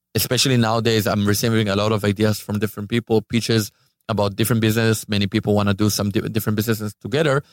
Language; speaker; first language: English; non-native, fluent; Hebrew